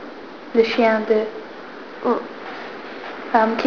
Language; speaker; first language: French; non-native, learner; English